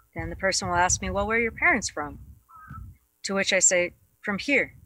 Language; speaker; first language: English; native; English